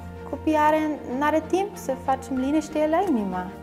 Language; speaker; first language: Romanian; non-native, learner; German